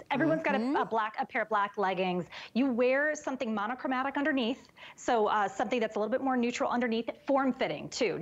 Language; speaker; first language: English; native; English